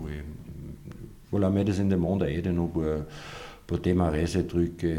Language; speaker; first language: French; non-native, fluent; German